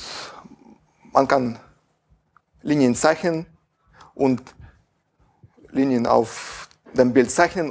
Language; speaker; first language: German; non-native, fluent; Russian